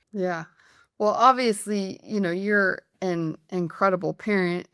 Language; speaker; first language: English; native; English